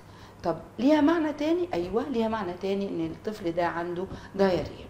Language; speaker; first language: Arabic; native; Arabic